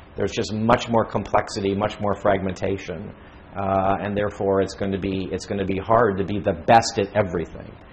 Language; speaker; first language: English; native; English